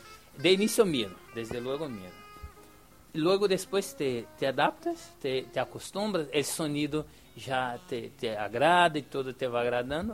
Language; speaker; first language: Spanish; non-native, fluent; Portuguese